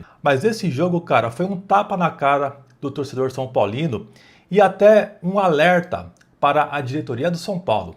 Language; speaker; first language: Portuguese; native; Portuguese